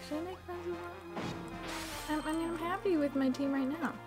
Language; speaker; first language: English; native; English